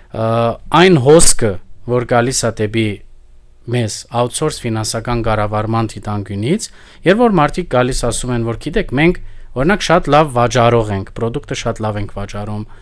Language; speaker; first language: Armenian; early bilingual, heritage; Armenian